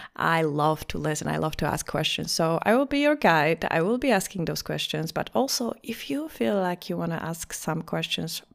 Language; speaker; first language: English; non-native, fluent; Polish